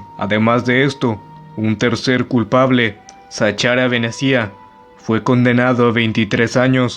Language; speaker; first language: Spanish; native; Spanish